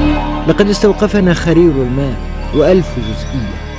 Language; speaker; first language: Arabic; native; Arabic